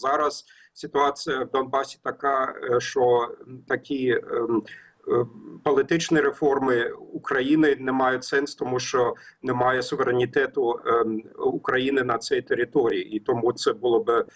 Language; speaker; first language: Ukrainian; non-native, learner; German